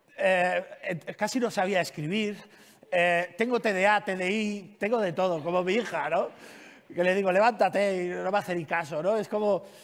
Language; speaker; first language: Spanish; non-native, local second language; Catalan